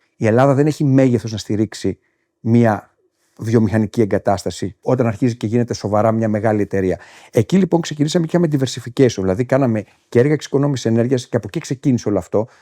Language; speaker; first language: Greek; native; Greek